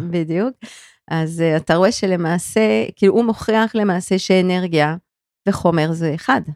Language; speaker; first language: Hebrew; non-native, fluent; French